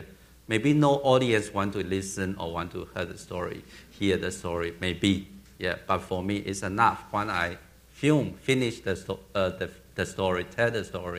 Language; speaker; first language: English; non-native, learner; Chinese